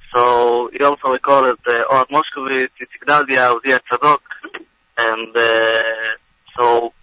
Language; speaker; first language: English; non-native, fluent; Hebrew